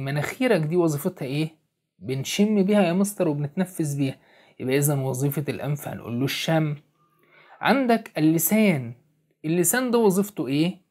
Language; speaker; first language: Arabic; native; Arabic